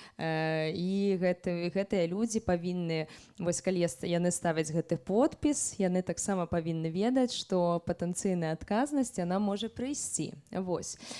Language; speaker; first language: Belarusian; native; Belarusian